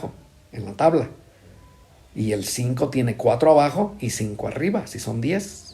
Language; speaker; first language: Spanish; native; Spanish